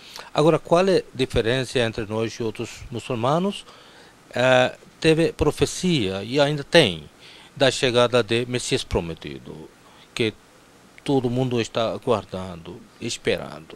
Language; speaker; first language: Portuguese; non-native, fluent; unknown